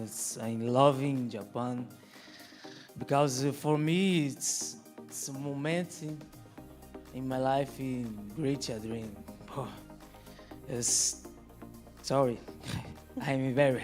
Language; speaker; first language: English; non-native, learner; Portuguese